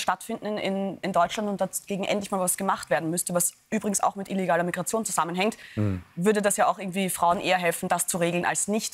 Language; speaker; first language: German; native; German